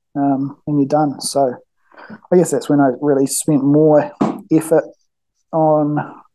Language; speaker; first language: English; native; English